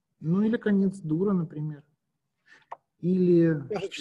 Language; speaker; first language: Russian; native; Russian